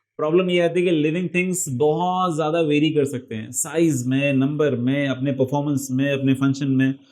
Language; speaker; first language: Hindi; non-native, local second language; Marathi